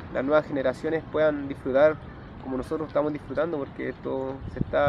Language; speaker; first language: Spanish; native; Spanish